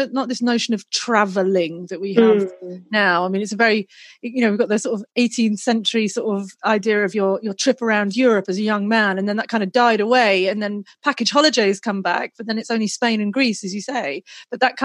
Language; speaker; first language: English; native; English